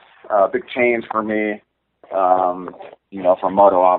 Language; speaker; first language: English; native; English